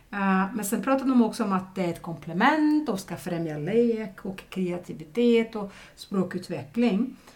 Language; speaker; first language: Swedish; non-native, fluent; Portuguese